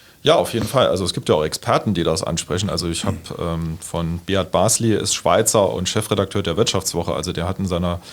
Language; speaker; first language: German; native; German